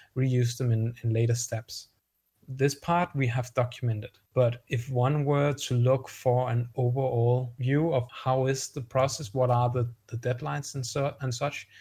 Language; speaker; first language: English; non-native, fluent; Danish